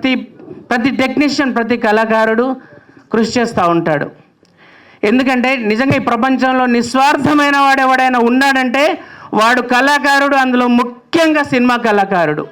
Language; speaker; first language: Telugu; native; Telugu